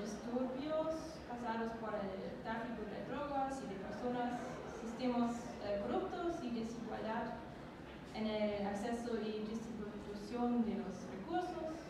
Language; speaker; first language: Spanish; non-native, learner; German